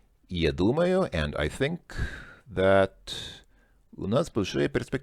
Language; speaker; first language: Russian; non-native, learner; English